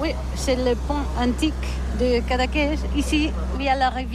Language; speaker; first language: French; non-native, learner; Catalan